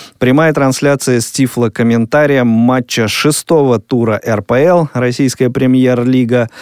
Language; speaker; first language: Russian; native; Russian